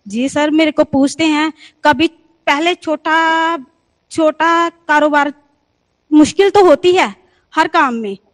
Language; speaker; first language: Hindi; native; Hindi